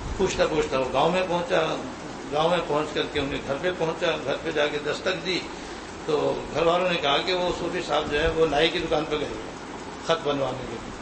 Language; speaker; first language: Urdu; native; Urdu